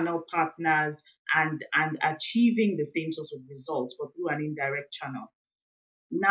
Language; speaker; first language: English; non-native, local second language; Igbo